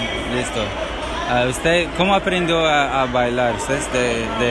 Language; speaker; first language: Spanish; non-native, learner; English